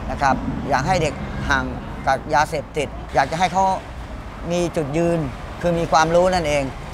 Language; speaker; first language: Thai; native; Thai